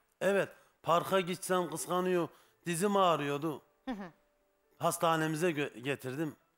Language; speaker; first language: Turkish; native; Turkish